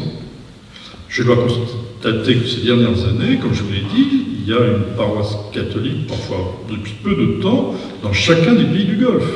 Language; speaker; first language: French; native; French